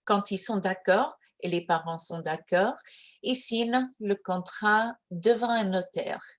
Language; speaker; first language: French; early bilingual, heritage; English